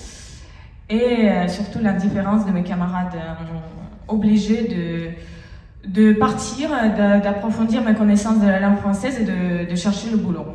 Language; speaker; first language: French; non-native, fluent; Russian